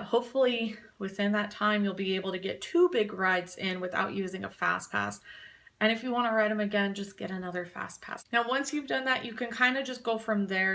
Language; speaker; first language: English; native; English